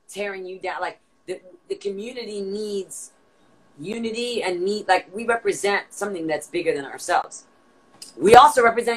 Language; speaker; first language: English; native; English